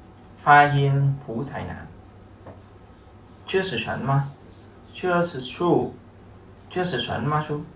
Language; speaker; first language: Chinese; non-native, fluent; Vietnamese